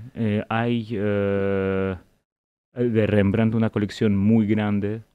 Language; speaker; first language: Spanish; non-native, fluent; Russian